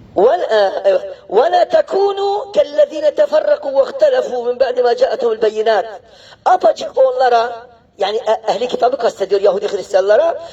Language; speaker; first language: Turkish; non-native, fluent; Arabic